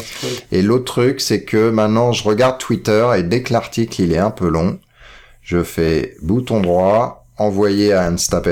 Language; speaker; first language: French; native; French